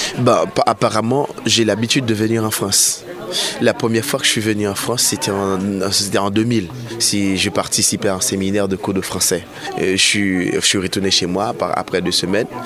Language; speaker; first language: French; non-native, local second language; Haitian Creole